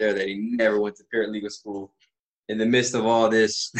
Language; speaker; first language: English; native; English